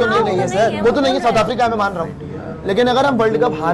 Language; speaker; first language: Hindi; native; Hindi